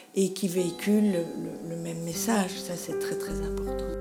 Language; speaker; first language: French; native; French